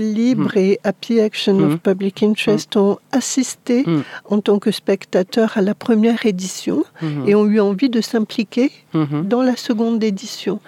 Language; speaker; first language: French; native; French